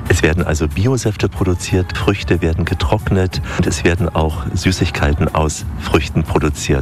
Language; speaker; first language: German; native; German